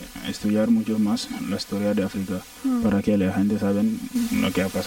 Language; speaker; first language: Spanish; non-native, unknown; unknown